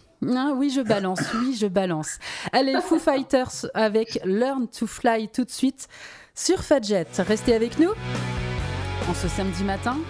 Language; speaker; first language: French; native; French